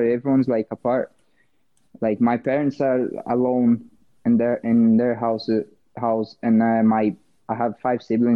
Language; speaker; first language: English; non-native, fluent; Portuguese